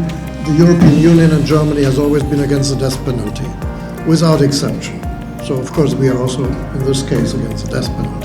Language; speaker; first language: English; non-native, fluent; German